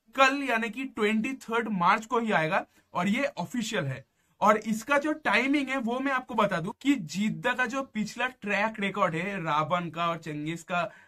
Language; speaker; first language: Hindi; non-native, local second language; Bangla